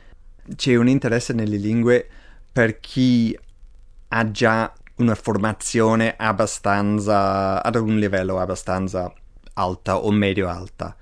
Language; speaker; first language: Italian; non-native, fluent; English